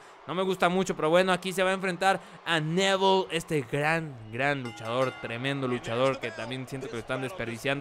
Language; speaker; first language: Spanish; native; Spanish